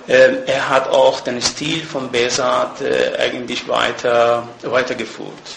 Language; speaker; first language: German; non-native, fluent; Persian